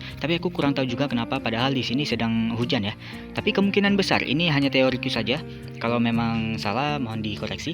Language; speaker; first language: Indonesian; native; Indonesian